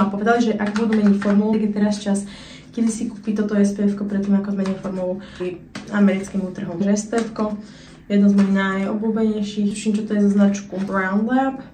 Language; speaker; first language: Slovak; early bilingual, heritage; Slovak